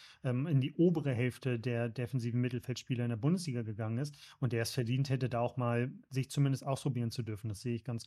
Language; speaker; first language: German; native; German